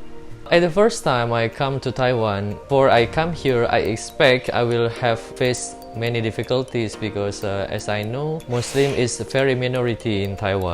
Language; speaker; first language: English; non-native, learner; Indonesian